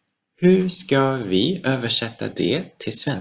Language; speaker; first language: Swedish; non-native, fluent; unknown